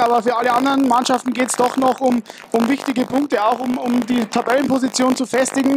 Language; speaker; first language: German; native; German